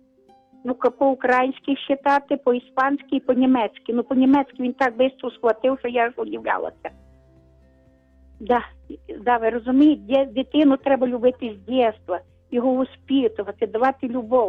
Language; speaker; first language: Ukrainian; native; Ukrainian